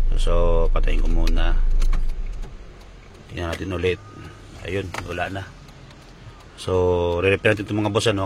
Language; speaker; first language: Filipino; native; Filipino